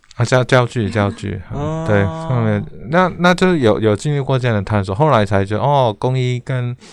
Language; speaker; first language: Chinese; non-native, fluent; Cantonese